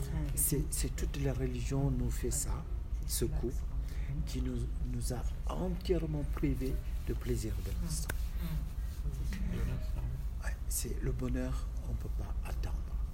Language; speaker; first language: French; non-native, fluent; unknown